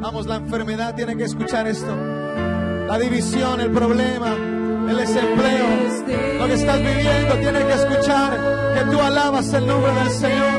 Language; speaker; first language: Spanish; native; Spanish